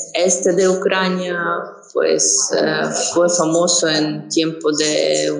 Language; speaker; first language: Spanish; non-native, fluent; Ukrainian